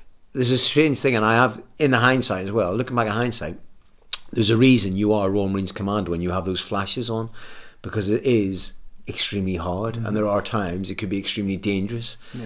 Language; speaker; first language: English; native; English